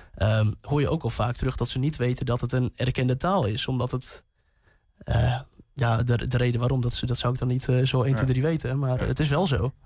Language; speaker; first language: Dutch; native; Dutch